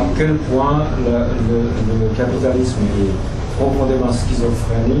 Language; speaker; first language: French; non-native, fluent; Japanese